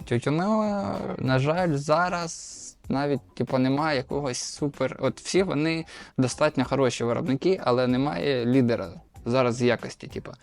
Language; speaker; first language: Ukrainian; non-native, local second language; Russian